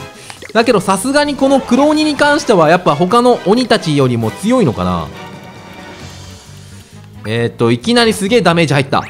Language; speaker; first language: Japanese; native; Japanese